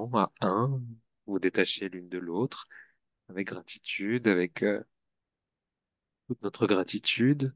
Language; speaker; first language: French; native; French